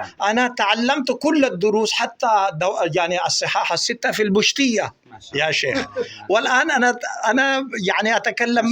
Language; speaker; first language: Arabic; non-native, fluent; Pashto